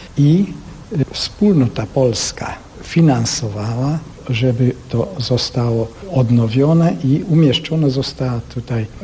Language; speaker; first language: Polish; non-native, fluent; Hungarian